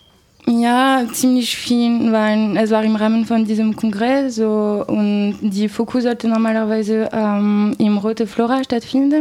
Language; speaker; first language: German; non-native, learner; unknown